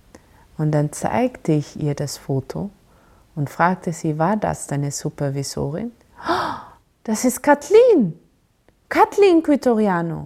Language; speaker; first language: German; non-native, fluent; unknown